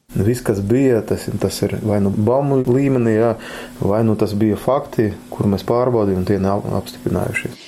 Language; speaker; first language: Latvian; non-native, local second language; Russian